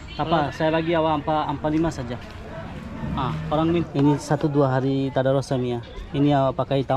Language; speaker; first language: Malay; non-native, learner; Bangla